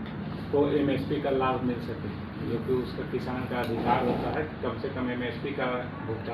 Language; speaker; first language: Hindi; native; Hindi